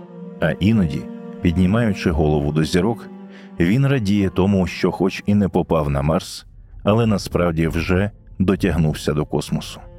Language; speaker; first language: Ukrainian; native; Ukrainian